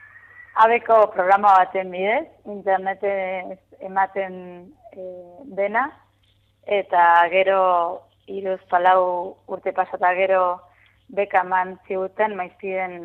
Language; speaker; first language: Basque; non-native, fluent; Spanish